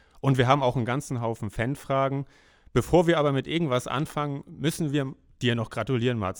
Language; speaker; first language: German; native; German